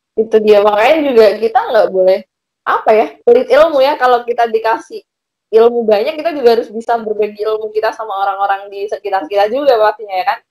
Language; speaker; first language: Indonesian; native; Indonesian